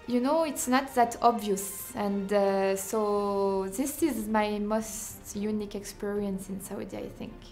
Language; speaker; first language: English; non-native, fluent; French